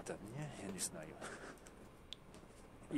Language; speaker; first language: Russian; non-native, learner; English